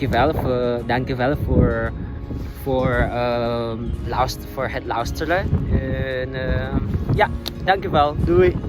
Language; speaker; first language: Dutch; non-native, learner; Indonesian